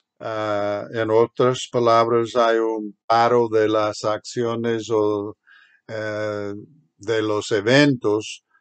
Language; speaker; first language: Spanish; non-native, fluent; English